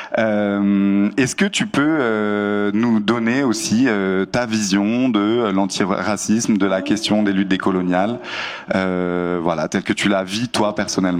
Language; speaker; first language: French; native; French